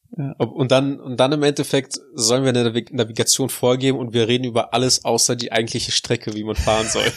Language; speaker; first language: German; early bilingual, other home language; Russian